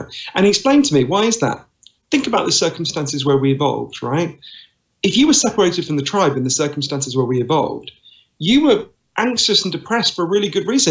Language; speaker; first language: English; native; English